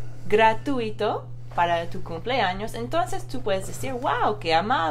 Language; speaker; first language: Spanish; non-native, fluent; English